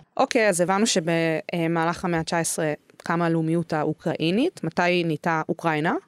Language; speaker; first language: Hebrew; native; Hebrew